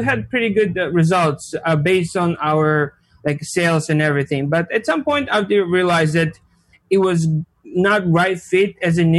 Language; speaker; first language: English; non-native, fluent; Georgian